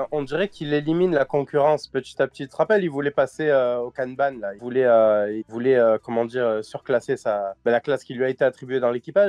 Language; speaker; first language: French; native; French